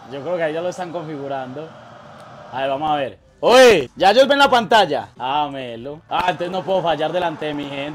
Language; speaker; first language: Spanish; native; Spanish